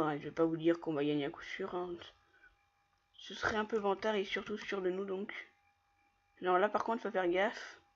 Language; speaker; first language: French; native; French